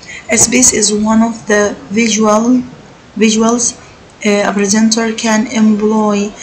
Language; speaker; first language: English; non-native, fluent; Arabic